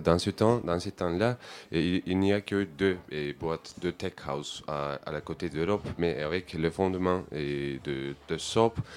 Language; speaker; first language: French; non-native, learner; Turkish